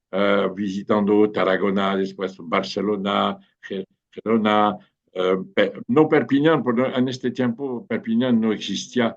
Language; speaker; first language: Spanish; non-native, fluent; French